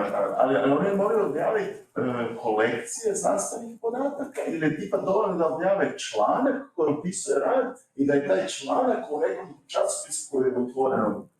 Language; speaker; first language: Croatian; native; Croatian